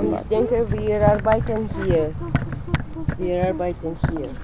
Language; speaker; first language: German; early bilingual, other home language; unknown